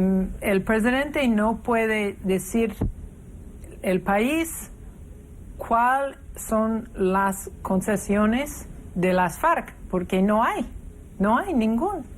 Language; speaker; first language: Spanish; non-native, fluent; English